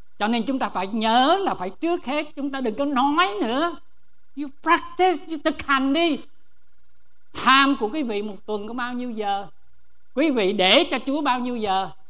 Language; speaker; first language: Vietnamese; native; Vietnamese